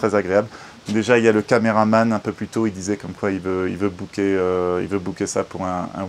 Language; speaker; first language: French; native; French